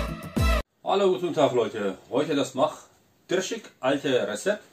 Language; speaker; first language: German; non-native, learner; Turkish